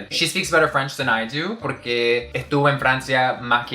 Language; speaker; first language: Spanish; early bilingual, heritage; English